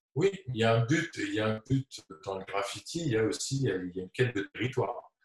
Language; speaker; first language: French; native; French